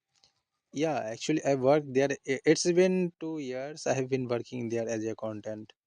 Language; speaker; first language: English; non-native, learner; Hindi